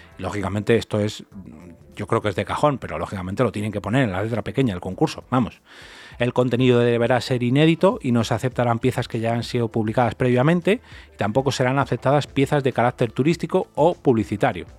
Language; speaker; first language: Spanish; native; Spanish